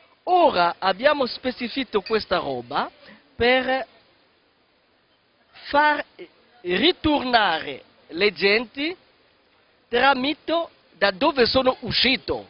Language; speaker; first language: Italian; non-native, fluent; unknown